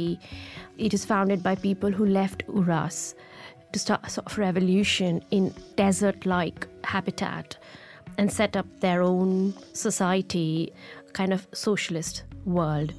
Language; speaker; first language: English; non-native, local second language; Gujarati